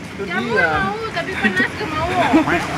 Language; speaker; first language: Indonesian; non-native, learner; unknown